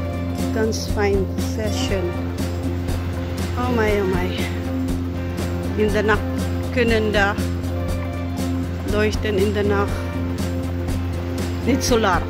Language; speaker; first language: German; non-native, learner; Filipino